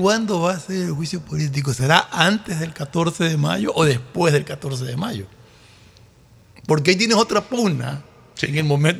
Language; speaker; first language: Spanish; native; Spanish